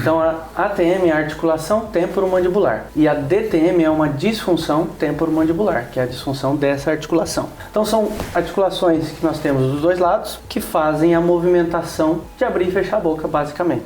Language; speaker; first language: Portuguese; native; Portuguese